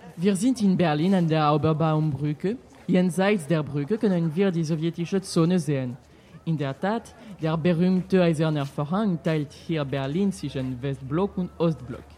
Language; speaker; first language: German; non-native, learner; French